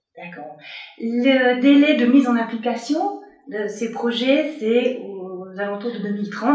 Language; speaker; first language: French; native; French